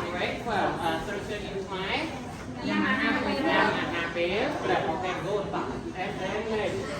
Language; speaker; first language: English; non-native, learner; Khmer